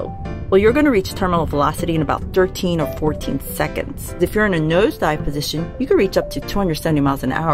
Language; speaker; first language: English; native; English